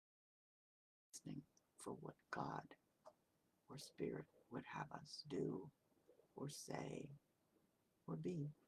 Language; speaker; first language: English; native; English